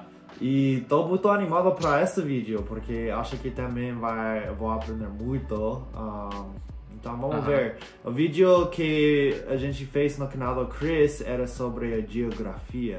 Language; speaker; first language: Portuguese; non-native, fluent; English